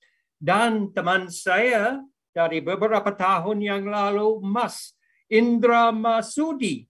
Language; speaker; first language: Indonesian; non-native, fluent; English